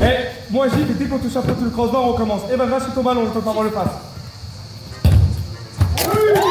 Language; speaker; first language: French; native; French